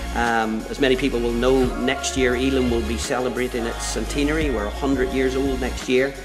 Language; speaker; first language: English; native; English